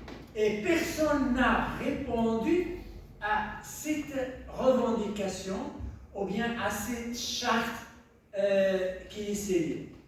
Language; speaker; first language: French; non-native, local second language; Tachelhit